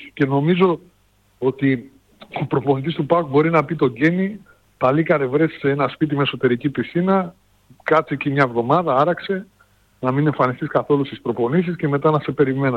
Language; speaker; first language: Greek; native; Greek